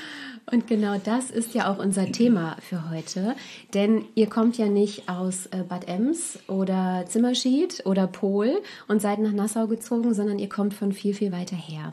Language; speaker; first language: German; native; German